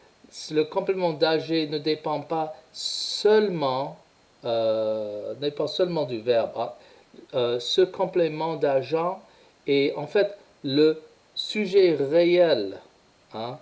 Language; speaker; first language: French; non-native, fluent; English